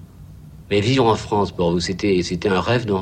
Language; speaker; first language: French; native; French